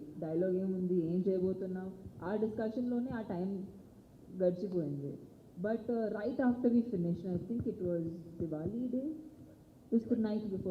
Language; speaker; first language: Telugu; non-native, local second language; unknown